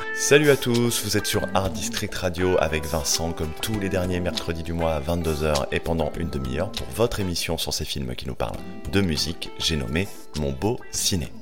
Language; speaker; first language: French; native; French